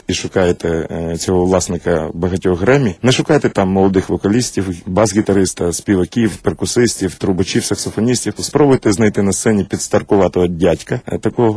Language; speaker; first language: Ukrainian; native; Ukrainian